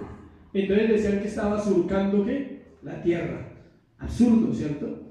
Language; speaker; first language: Spanish; native; Spanish